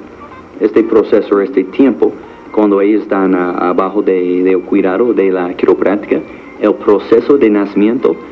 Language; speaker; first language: Spanish; non-native, learner; English